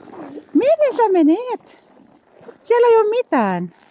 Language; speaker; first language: Finnish; non-native, learner; Filipino